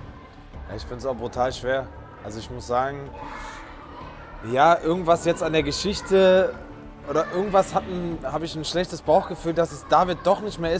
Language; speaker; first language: German; native; German